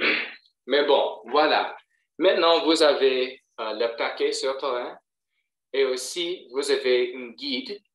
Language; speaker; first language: French; non-native, fluent; English